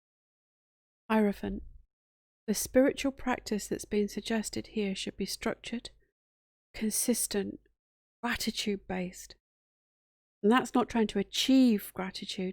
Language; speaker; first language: English; native; English